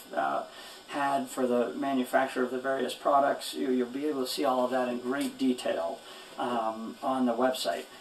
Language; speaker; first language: English; native; English